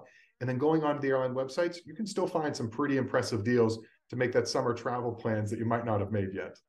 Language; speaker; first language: English; native; English